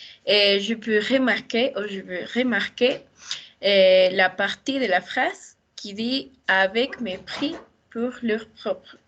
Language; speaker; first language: French; non-native, learner; Spanish